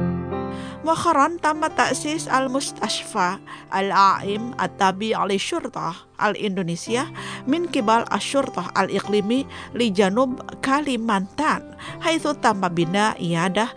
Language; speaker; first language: Arabic; non-native, fluent; Indonesian